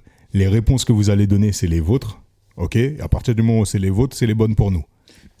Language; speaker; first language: French; native; French